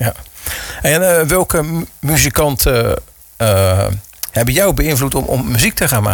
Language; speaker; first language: Dutch; native; Dutch